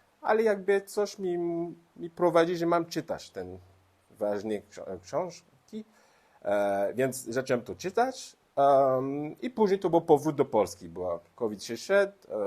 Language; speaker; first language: Polish; non-native, learner; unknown